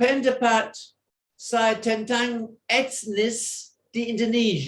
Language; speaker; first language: Indonesian; non-native, fluent; English